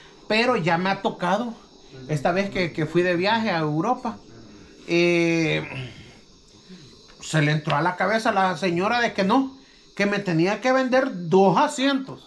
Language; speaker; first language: Spanish; native; Spanish